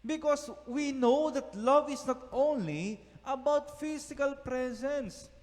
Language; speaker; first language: English; non-native, local second language; Filipino